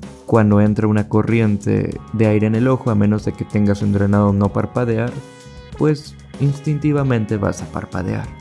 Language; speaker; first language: Spanish; native; Spanish